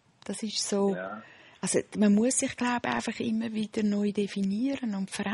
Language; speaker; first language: German; native; German